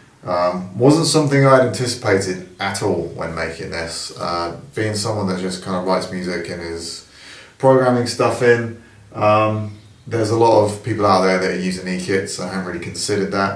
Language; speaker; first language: English; native; English